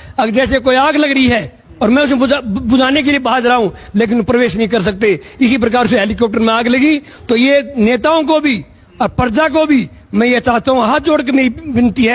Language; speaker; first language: Hindi; native; Hindi